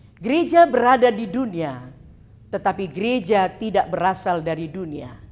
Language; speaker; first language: Indonesian; non-native, local second language; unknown